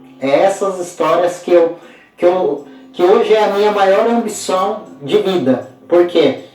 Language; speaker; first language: Portuguese; native; Portuguese